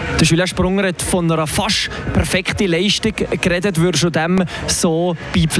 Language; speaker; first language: German; native; German